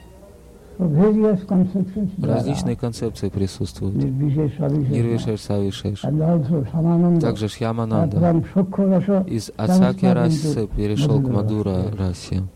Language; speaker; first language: Russian; native; Russian